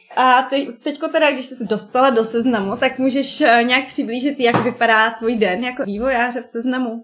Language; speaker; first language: Czech; native; Czech